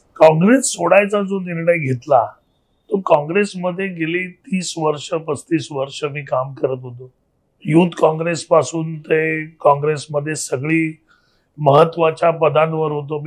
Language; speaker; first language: Marathi; native; Marathi